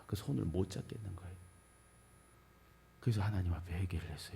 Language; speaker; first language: Korean; native; Korean